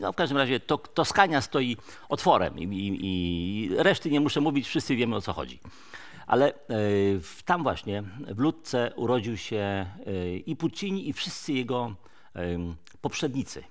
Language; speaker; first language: Polish; native; Polish